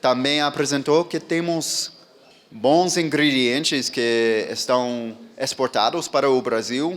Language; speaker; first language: Portuguese; non-native, fluent; English